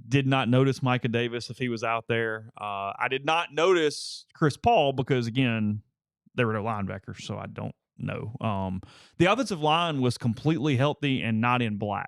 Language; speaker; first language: English; native; English